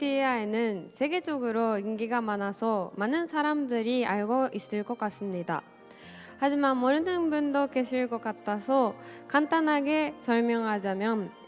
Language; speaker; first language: Korean; non-native, fluent; Japanese